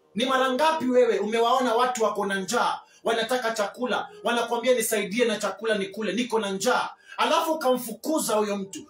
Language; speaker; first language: Swahili; native; Swahili